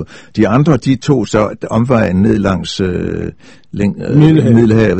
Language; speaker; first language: Danish; native; Danish